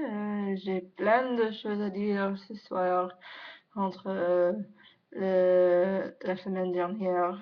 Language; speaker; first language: French; non-native, learner; English